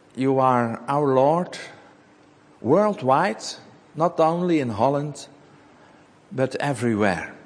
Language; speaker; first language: English; non-native, learner; Dutch